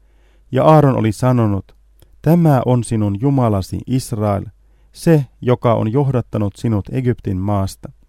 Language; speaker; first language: Finnish; native; Finnish